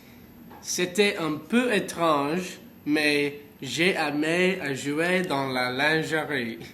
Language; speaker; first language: French; non-native, learner; English